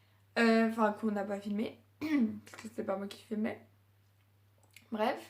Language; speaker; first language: French; native; French